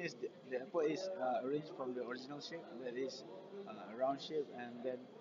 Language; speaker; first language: English; non-native, learner; Malay